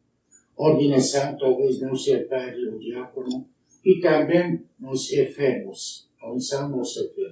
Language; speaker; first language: Portuguese; non-native, learner; Arabic